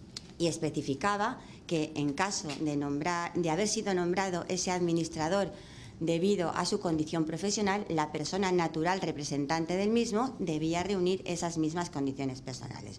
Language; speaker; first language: Spanish; native; Spanish